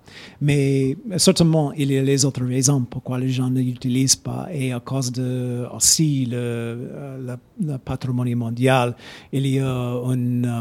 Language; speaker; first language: French; non-native, fluent; English